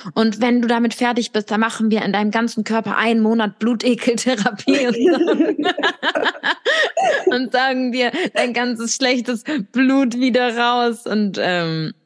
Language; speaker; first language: German; early bilingual, other home language; Russian